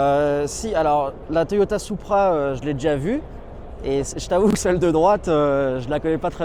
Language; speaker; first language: French; native; French